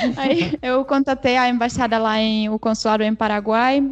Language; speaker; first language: Portuguese; non-native, fluent; Czech